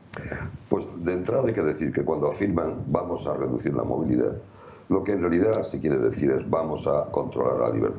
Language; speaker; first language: Spanish; native; Spanish